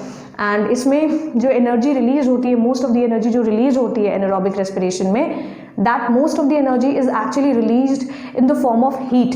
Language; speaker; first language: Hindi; native; Hindi